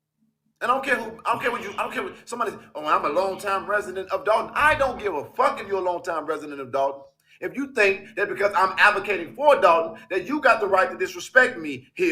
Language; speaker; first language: English; native; English